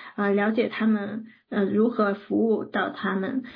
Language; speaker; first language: Chinese; native; Chinese